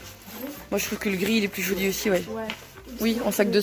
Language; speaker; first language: French; native; French